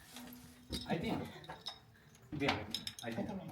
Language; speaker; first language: Japanese; native; Japanese